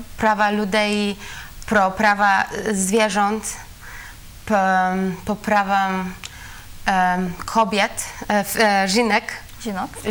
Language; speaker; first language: Ukrainian; non-native, learner; Polish